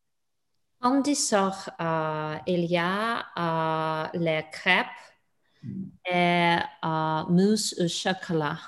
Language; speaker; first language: French; non-native, learner; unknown